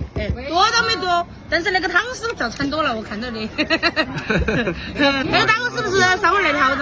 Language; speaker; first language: Chinese; native; Chinese